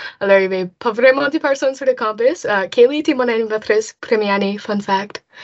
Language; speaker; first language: French; non-native, local second language; English